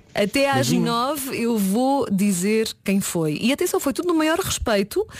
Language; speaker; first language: Portuguese; native; Portuguese